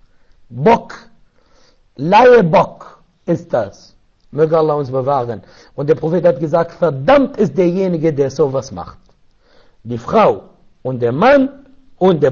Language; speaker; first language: German; non-native, learner; Arabic